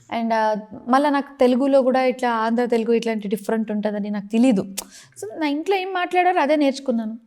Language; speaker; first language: Telugu; non-native, fluent; Marathi